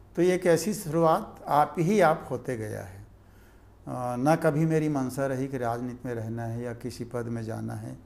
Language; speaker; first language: Hindi; native; Hindi